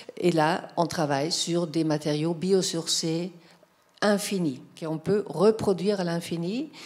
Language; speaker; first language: French; non-native, fluent; German